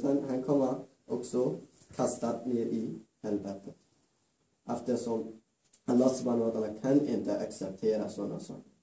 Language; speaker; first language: Swedish; non-native, fluent; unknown